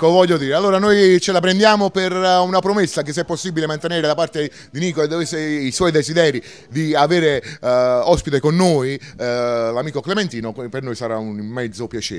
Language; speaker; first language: Italian; native; Italian